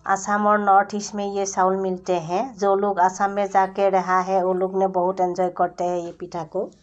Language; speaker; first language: Hindi; non-native, local second language; Assamese